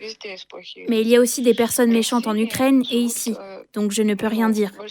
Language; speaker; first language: French; early bilingual, other home language; Ukrainian